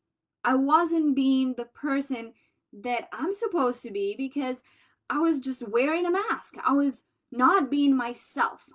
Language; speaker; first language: English; non-native, fluent; Spanish